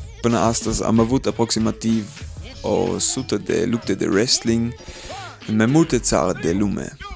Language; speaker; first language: Romanian; early bilingual, heritage; Romanian